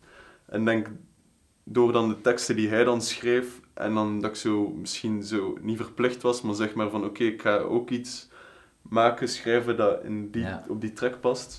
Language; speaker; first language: Dutch; native; Dutch